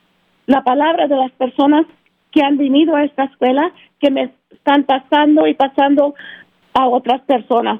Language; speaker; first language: Spanish; early bilingual, heritage; Spanish